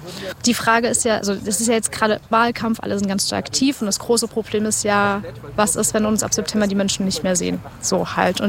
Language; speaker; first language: German; native; German